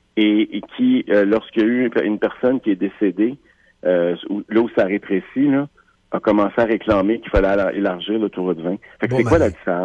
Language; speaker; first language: French; native; French